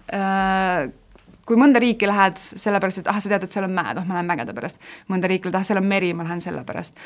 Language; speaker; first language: Estonian; native; Estonian